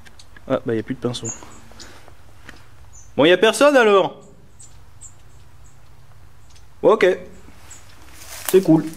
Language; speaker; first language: French; native; French